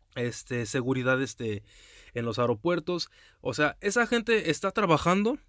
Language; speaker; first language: Spanish; early bilingual, heritage; Spanish